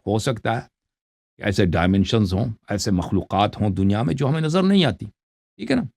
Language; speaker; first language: Urdu; non-native, fluent; Persian